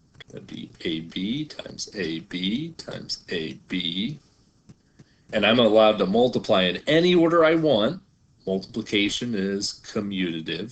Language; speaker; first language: English; native; English